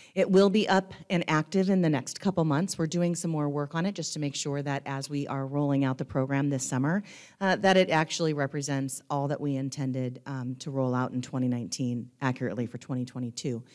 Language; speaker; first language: English; native; English